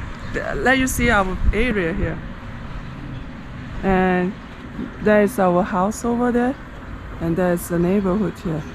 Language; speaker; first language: English; non-native, learner; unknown